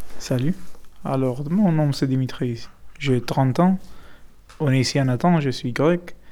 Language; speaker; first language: French; non-native, learner; Greek